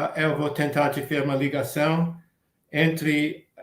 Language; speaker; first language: Portuguese; non-native, fluent; English